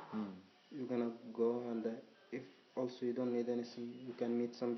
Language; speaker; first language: English; non-native, learner; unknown